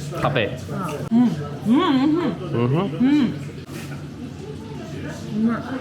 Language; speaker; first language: Japanese; non-native, learner; Korean